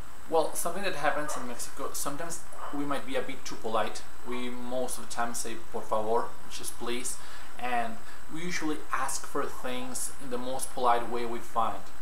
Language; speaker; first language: English; non-native, fluent; Spanish